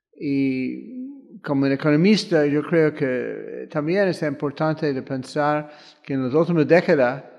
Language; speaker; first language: Spanish; non-native, fluent; English